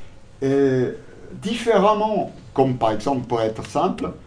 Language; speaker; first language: French; non-native, local second language; German